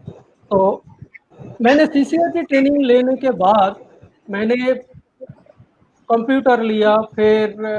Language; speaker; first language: Hindi; non-native, local second language; Bangla